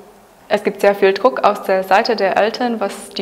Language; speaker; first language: German; non-native, fluent; Czech